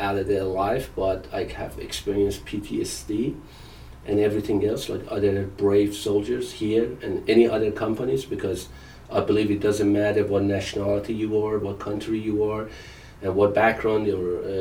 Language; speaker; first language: English; non-native, fluent; Persian